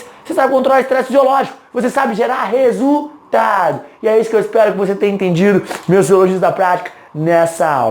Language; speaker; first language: Portuguese; native; Portuguese